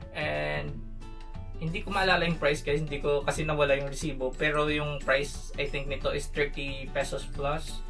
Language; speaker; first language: Filipino; non-native, local second language; Hiligaynon